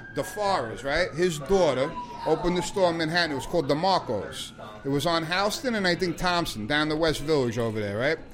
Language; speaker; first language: English; native; English